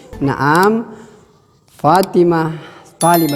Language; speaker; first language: Arabic; non-native, fluent; Indonesian